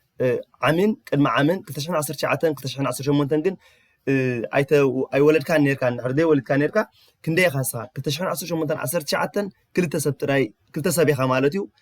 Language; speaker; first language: Tigrinya; early bilingual, heritage; Tigrinya